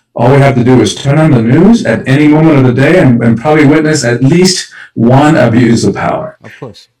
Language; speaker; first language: English; early bilingual, other home language; Spanish